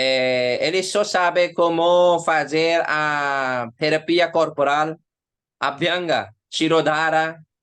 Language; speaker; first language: Portuguese; non-native, learner; Hindi